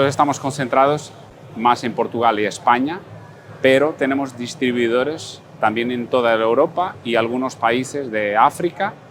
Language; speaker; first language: Spanish; non-native, fluent; Portuguese